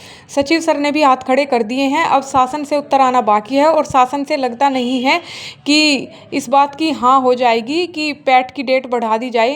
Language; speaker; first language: Hindi; native; Hindi